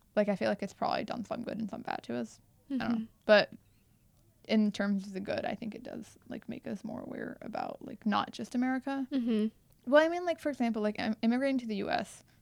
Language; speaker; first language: English; early bilingual, other home language; Telugu